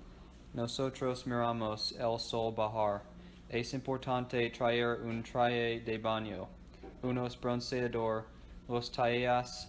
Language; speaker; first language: Spanish; non-native, learner; English